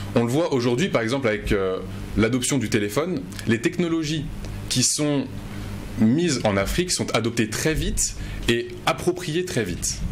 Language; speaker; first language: French; non-native, local second language; Mossi